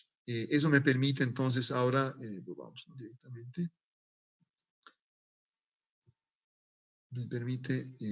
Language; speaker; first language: Spanish; native; Spanish